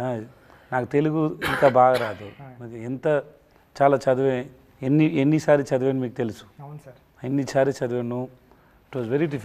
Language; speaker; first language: Telugu; non-native, learner; Tamil